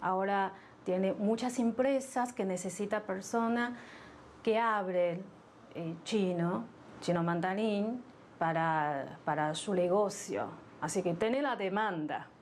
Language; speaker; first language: Spanish; non-native, fluent; Chinese